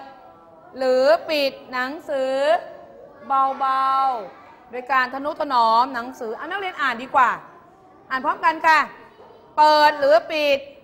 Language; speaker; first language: Thai; native; Thai